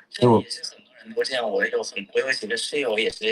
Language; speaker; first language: Chinese; native; Chinese